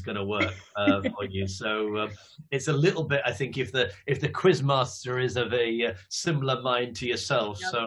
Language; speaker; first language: English; native; English